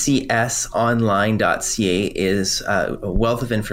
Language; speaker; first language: English; non-native, fluent; French